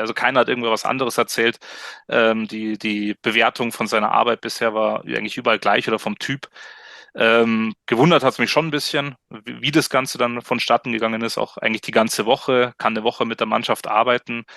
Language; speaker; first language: German; native; German